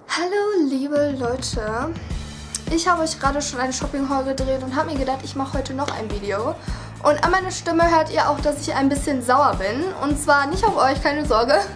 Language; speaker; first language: German; early bilingual, other home language; Vietnamese